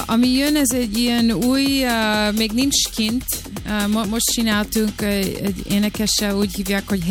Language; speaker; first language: Hungarian; early bilingual, heritage; Hungarian